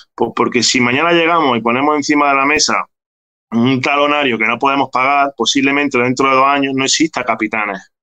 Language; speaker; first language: Spanish; native; Spanish